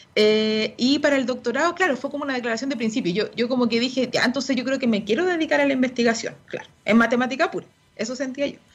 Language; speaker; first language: Spanish; native; Spanish